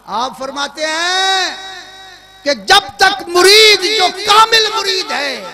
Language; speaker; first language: Urdu; non-native, local second language; Sindhi